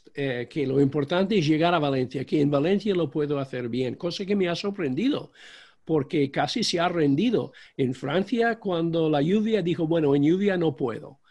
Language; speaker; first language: Spanish; non-native, fluent; English